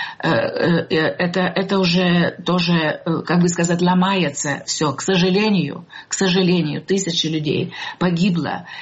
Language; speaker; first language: Russian; non-native, local second language; Lithuanian